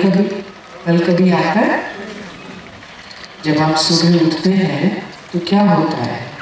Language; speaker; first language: Hindi; native; Hindi